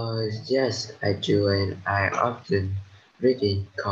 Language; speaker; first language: English; non-native, learner; Vietnamese